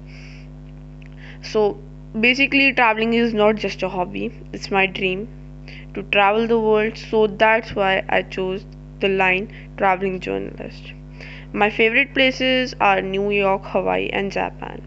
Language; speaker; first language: English; non-native, local second language; Hindi